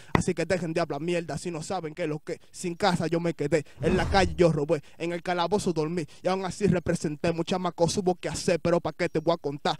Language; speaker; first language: Spanish; native; Spanish